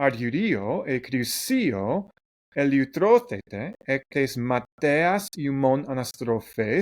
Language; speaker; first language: Greek; non-native, fluent; English